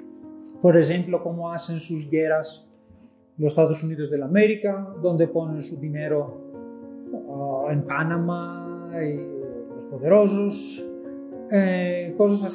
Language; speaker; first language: Spanish; non-native, fluent; Greek